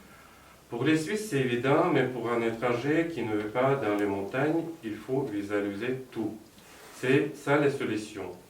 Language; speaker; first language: French; non-native, fluent; Russian